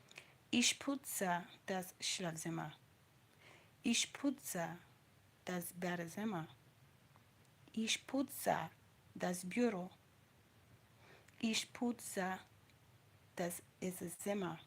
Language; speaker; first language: German; non-native, learner; English